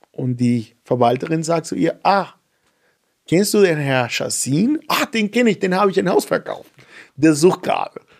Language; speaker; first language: German; non-native, fluent; Spanish